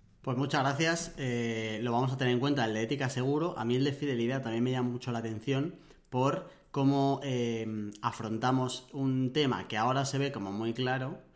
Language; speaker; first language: Spanish; native; Spanish